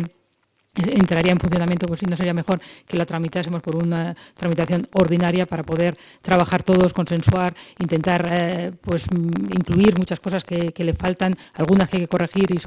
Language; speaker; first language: Spanish; native; Spanish